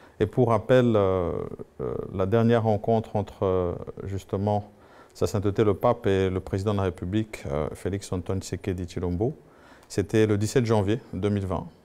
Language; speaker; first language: French; non-native, local second language; Swahili